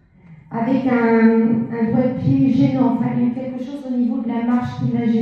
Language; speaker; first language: French; native; French